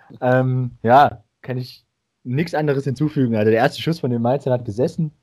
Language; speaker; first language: German; native; German